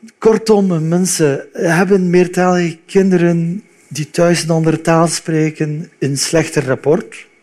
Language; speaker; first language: Dutch; early bilingual, other home language; Turkish